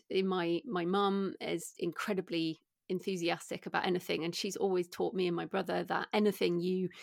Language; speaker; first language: English; native; English